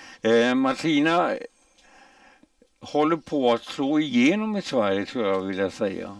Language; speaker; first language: Swedish; native; Swedish